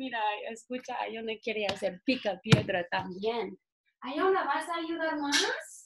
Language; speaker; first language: Spanish; non-native, fluent; English